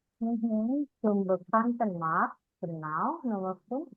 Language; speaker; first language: German; non-native, fluent; Indonesian